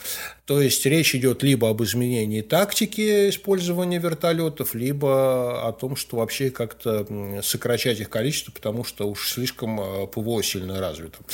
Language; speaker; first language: Russian; native; Russian